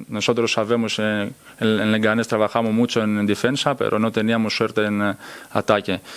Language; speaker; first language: Spanish; non-native, learner; Greek